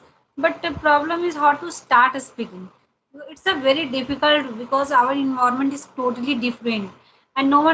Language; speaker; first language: English; non-native, learner; Hindi